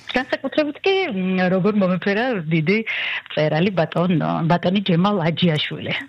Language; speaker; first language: Georgian; native; Georgian